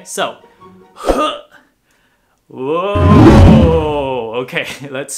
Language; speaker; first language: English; non-native, fluent; Chinese